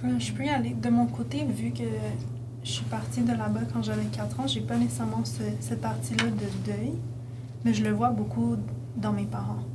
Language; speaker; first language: French; early bilingual, other home language; Romanian